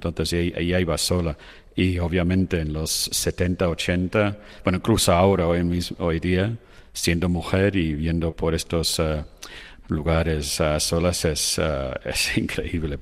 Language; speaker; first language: Spanish; non-native, fluent; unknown